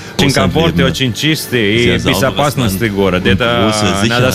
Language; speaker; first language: Russian; non-native, learner; Italian